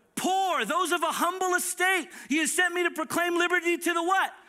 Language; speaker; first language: English; early bilingual, other home language; Filipino